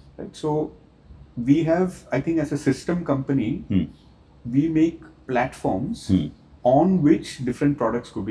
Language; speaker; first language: English; non-native, local second language; Hindi